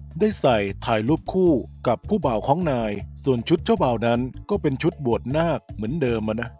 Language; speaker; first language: Thai; native; Thai